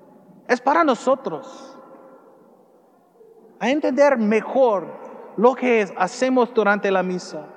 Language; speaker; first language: Spanish; non-native, learner; English